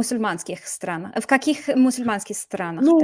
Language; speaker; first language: Russian; non-native, fluent; English